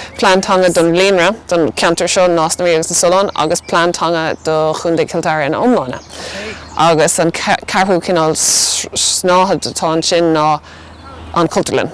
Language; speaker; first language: Irish; non-native, local second language; English